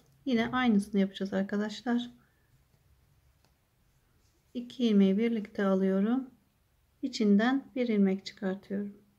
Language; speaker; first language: Turkish; native; Turkish